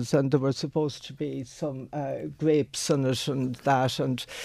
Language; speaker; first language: English; non-native, local second language; Irish